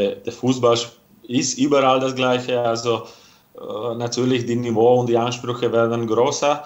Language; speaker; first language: German; non-native, fluent; Slovak